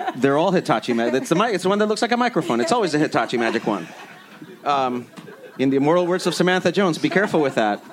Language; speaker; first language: English; early bilingual, other home language; Spanish